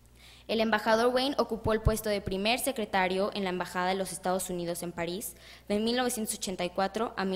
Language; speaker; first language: Spanish; native; Spanish